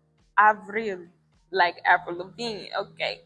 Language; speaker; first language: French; non-native, learner; English